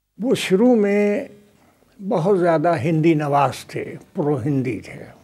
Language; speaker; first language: Urdu; native; Urdu